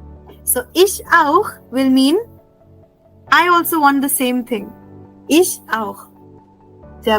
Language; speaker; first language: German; non-native, fluent; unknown